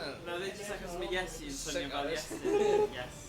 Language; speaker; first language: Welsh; native; Welsh